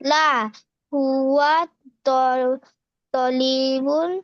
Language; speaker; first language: Arabic; non-native, learner; Bangla